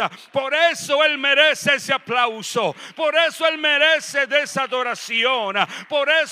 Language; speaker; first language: Spanish; native; Spanish